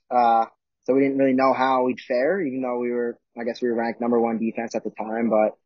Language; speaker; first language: English; native; English